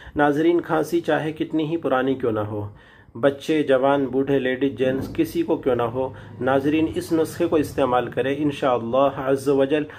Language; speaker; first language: Urdu; native; Urdu